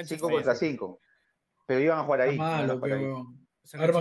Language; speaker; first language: Spanish; native; Spanish